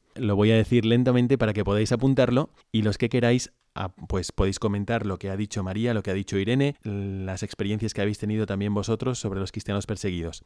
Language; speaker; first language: Spanish; native; Spanish